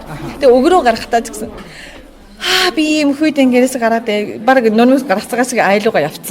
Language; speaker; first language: Mongolian; non-native, fluent; Japanese